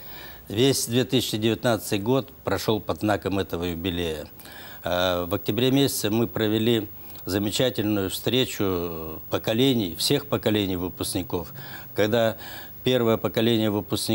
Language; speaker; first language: Russian; native; Russian